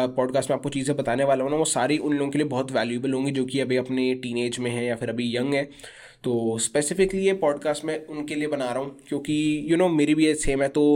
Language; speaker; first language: Hindi; native; Hindi